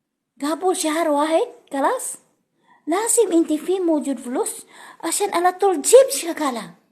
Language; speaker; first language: Arabic; non-native, learner; Oromo